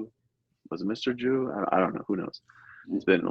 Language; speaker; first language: English; native; English